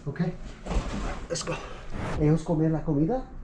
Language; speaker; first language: Spanish; non-native, learner; English